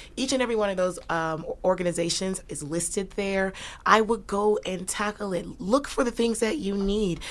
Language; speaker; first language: English; native; English